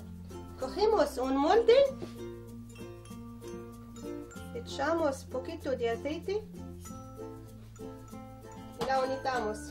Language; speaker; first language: Spanish; non-native, learner; Arabic